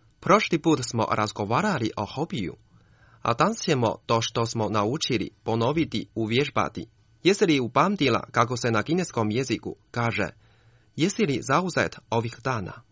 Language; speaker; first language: Croatian; non-native, fluent; Chinese